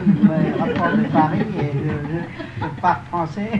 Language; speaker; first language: French; non-native, learner; Vietnamese